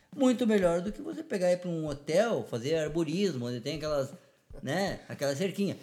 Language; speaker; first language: Portuguese; native; Portuguese